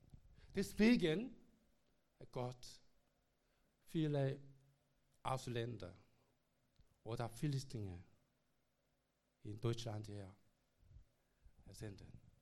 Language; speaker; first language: German; non-native, learner; Korean